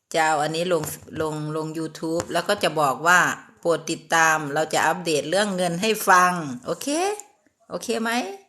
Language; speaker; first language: Thai; native; Thai